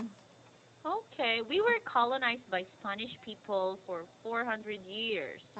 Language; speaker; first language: English; non-native, fluent; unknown